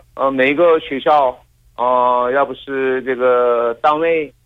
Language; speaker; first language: Chinese; non-native, fluent; Korean